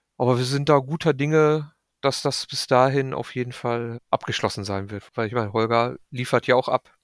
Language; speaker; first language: German; native; German